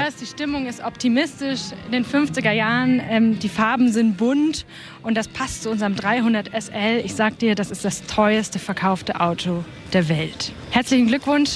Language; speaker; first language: German; native; German